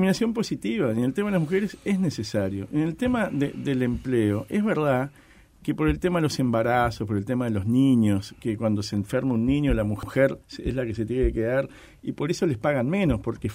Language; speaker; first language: Spanish; native; Spanish